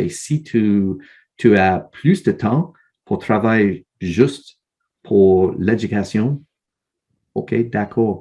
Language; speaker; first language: French; non-native, learner; English